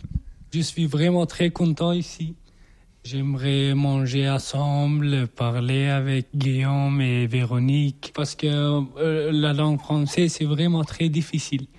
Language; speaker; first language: French; non-native, learner; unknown